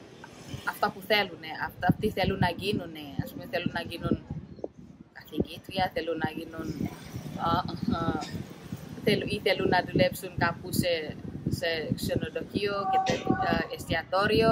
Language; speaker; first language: Greek; non-native, fluent; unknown